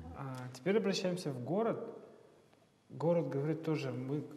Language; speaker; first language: Russian; non-native, local second language; Kazakh